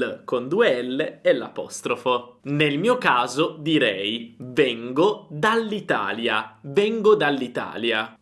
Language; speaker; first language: Italian; native; Italian